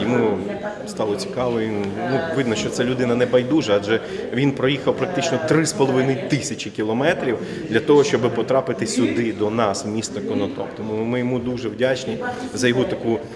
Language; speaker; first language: Ukrainian; native; Ukrainian